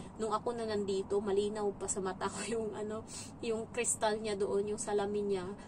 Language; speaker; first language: Filipino; native; Filipino